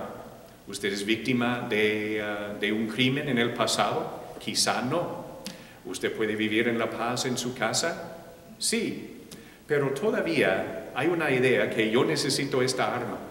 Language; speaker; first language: Spanish; non-native, fluent; English